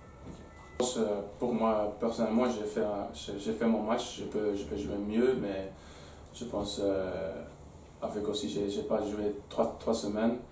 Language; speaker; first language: French; non-native, fluent; Dutch